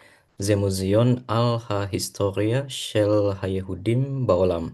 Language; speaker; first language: Hebrew; non-native, learner; Indonesian